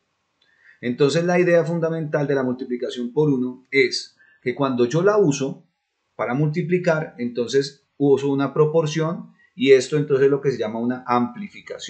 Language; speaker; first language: Spanish; native; Spanish